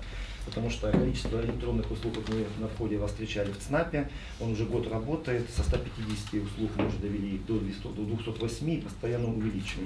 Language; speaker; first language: Russian; native; Russian